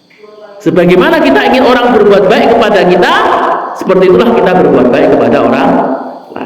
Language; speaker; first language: Indonesian; non-native, local second language; Javanese